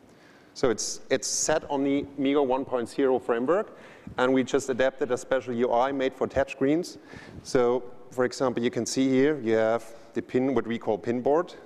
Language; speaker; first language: English; non-native, fluent; German